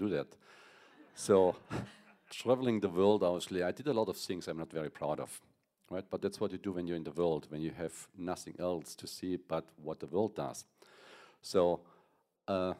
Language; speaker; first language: English; non-native, fluent; German